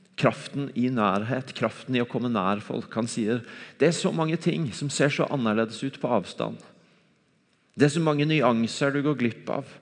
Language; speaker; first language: Norwegian; native; Norwegian